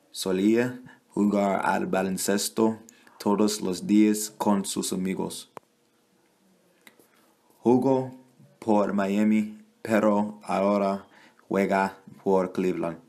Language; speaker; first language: Spanish; non-native, learner; English